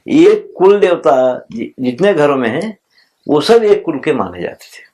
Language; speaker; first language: Hindi; non-native, local second language; Telugu